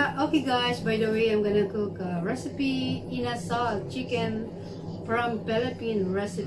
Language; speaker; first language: English; non-native, learner; Filipino